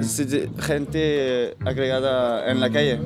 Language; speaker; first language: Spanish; non-native, learner; French